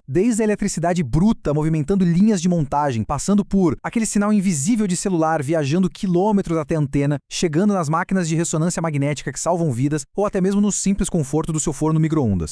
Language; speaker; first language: Portuguese; native; Portuguese